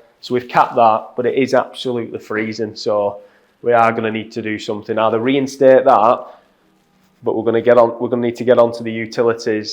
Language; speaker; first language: English; native; English